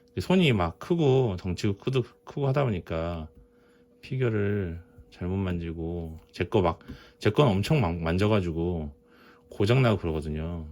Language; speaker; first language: Korean; native; Korean